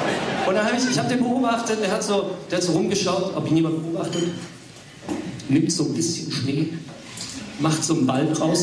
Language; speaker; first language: German; early bilingual, other home language; English